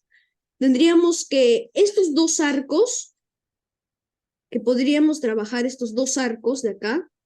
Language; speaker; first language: Spanish; native; Spanish